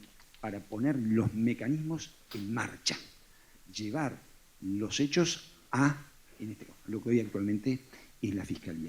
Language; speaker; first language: Spanish; native; Spanish